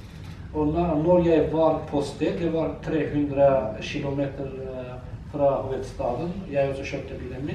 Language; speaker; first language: Norwegian; non-native, learner; Azerbaijani